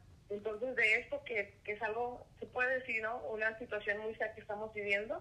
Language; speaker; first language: Spanish; early bilingual, heritage; Spanish